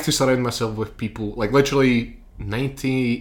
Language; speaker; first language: English; early bilingual, other home language; Slovak